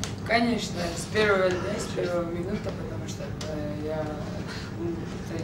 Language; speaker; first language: Russian; non-native, fluent; Georgian